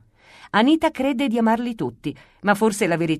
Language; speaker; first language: Italian; native; Italian